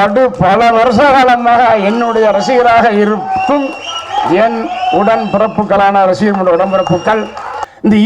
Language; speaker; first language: Tamil; native; Tamil